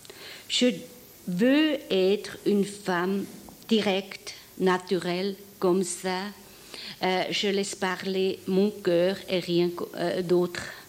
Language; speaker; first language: French; non-native, fluent; German